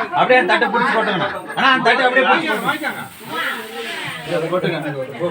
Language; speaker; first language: Tamil; native; Tamil